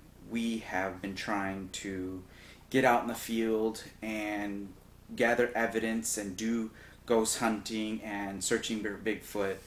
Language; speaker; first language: English; native; English